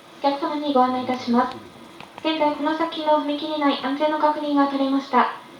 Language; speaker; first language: Japanese; native; Japanese